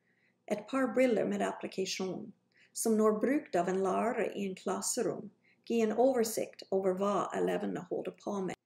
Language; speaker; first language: Norwegian; non-native, fluent; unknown